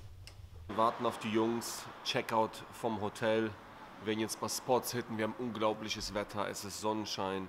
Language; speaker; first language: German; native; German